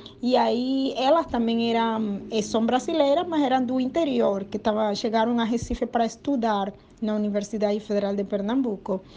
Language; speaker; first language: Portuguese; non-native, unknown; Spanish